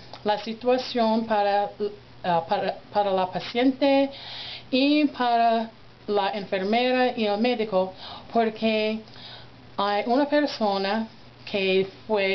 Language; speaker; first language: Spanish; non-native, learner; English